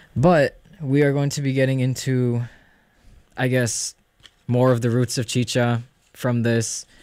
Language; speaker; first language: English; early bilingual, other home language; Spanish